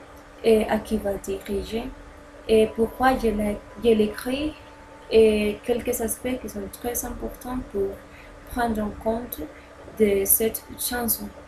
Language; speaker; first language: French; non-native, learner; Spanish